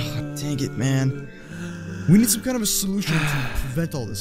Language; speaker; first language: English; native; English